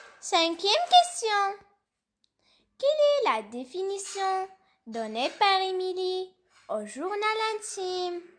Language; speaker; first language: French; non-native, local second language; Arabic